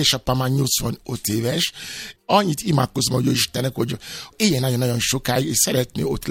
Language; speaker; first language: Hungarian; non-native, fluent; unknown